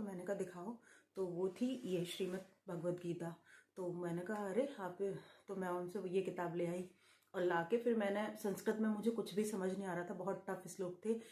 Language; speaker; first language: Hindi; native; Hindi